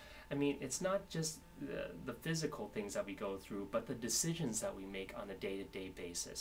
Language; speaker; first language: English; native; English